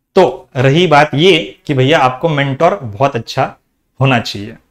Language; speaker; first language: Hindi; non-native, local second language; Marathi